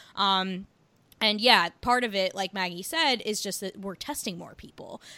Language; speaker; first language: English; native; English